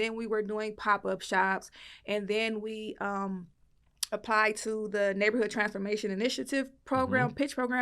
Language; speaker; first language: English; native; English